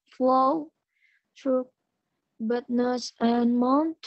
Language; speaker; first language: English; non-native, learner; Indonesian